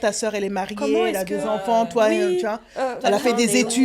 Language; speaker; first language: French; native; French